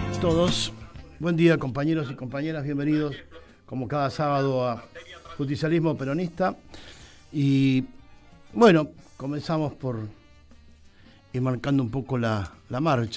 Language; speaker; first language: Spanish; native; Spanish